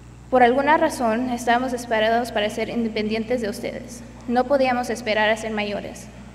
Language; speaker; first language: Spanish; early bilingual, other home language; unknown